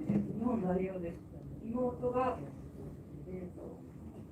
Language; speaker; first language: Japanese; non-native, fluent; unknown